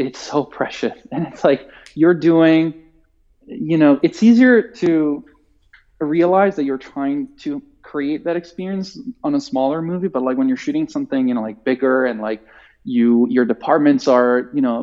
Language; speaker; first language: English; non-native, fluent; Italian